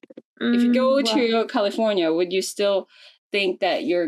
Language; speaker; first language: English; non-native, local second language; Filipino